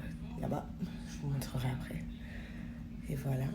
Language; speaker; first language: French; native; French